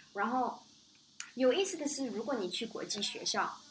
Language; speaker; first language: Chinese; early bilingual, other home language; English